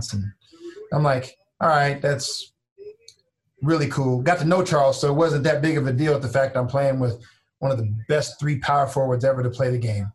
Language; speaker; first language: English; native; English